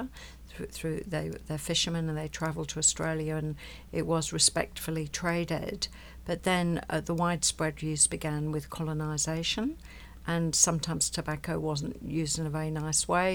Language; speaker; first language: English; native; English